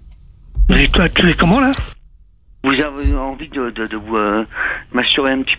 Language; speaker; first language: French; native; French